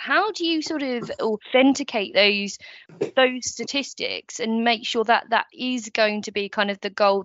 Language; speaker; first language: English; native; English